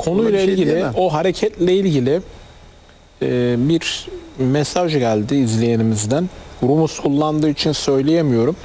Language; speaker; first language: Turkish; native; Turkish